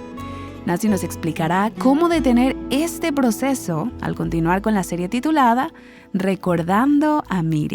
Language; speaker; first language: Spanish; native; Spanish